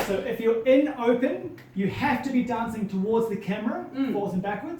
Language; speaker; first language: English; native; English